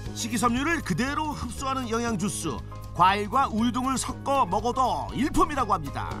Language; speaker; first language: Korean; native; Korean